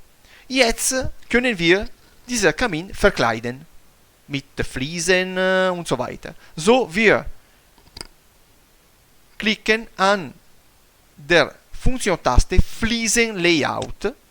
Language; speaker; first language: German; non-native, fluent; Italian